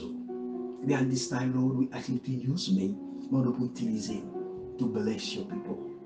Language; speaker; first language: English; non-native, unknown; Haitian Creole